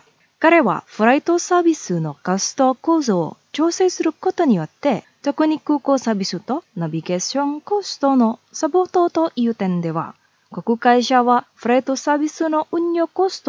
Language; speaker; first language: Japanese; non-native, fluent; Indonesian